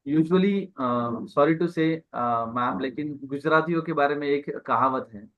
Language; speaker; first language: Hindi; non-native, local second language; Marathi